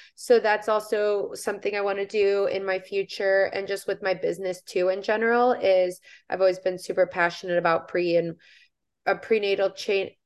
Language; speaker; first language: English; native; English